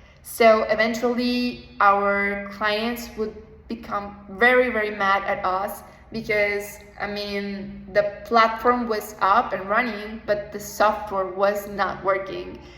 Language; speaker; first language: English; non-native, fluent; Spanish